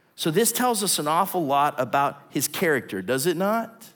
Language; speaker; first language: English; native; English